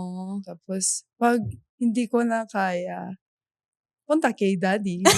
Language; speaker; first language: Filipino; non-native, learner; Japanese